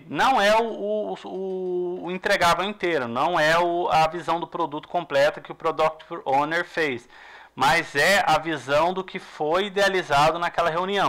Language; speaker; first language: Portuguese; native; Portuguese